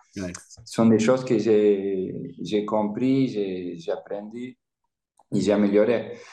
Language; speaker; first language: French; non-native, learner; Spanish